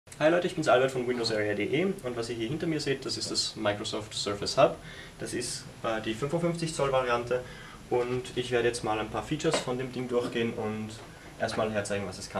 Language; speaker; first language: German; native; German